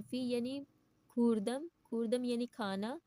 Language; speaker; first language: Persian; non-native, fluent; Urdu